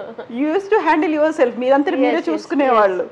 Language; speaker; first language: Telugu; native; Telugu